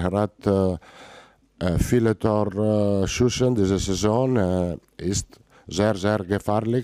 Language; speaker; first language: German; non-native, learner; Italian